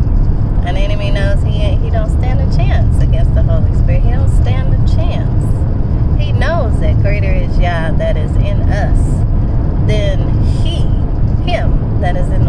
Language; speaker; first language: English; native; English